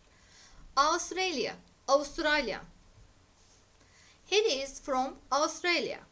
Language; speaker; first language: English; non-native, fluent; Turkish